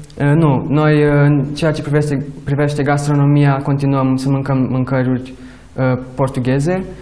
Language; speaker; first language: Romanian; early bilingual, other home language; Portuguese